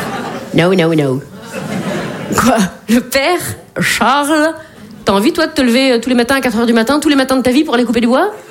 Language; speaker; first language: French; native; French